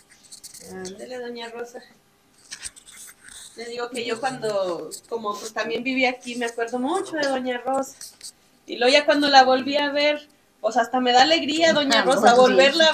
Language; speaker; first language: Spanish; native; Spanish